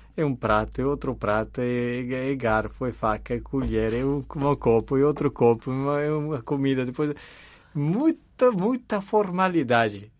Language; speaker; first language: Portuguese; non-native, fluent; Italian